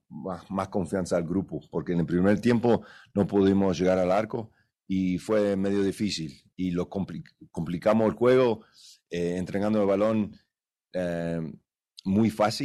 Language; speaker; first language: Spanish; early bilingual, heritage; Spanish